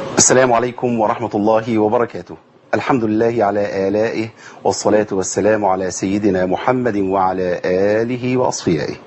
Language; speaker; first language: Arabic; native; Arabic